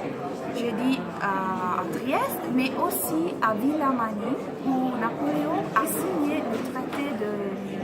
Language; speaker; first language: French; non-native, fluent; Italian